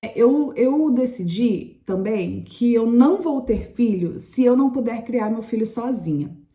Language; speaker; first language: Portuguese; native; Portuguese